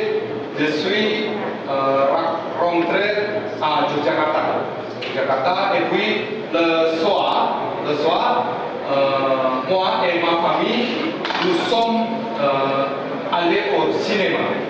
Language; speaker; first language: French; non-native, learner; Indonesian